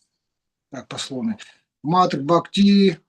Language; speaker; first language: Russian; native; Russian